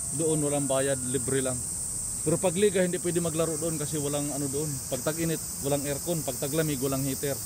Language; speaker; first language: Filipino; non-native, local second language; Cebuano